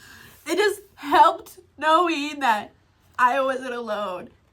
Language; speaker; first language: English; native; English